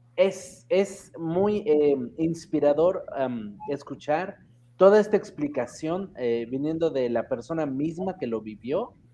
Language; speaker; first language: Spanish; early bilingual, heritage; Spanish